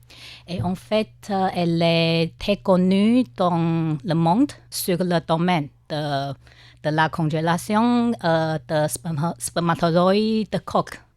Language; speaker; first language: French; non-native, learner; Chinese